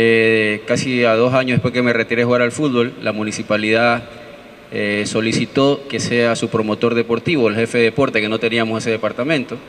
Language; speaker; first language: Spanish; native; Spanish